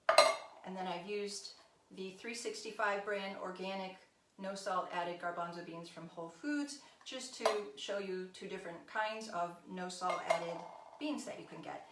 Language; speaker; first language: English; native; English